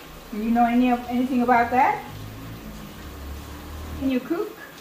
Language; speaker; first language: English; non-native, fluent; Korean